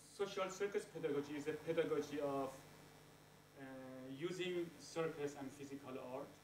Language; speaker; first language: English; non-native, fluent; Persian